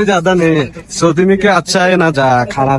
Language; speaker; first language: Hindi; non-native, learner; Bangla